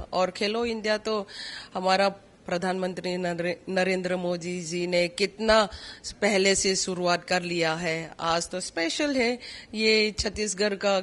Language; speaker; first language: Hindi; non-native, local second language; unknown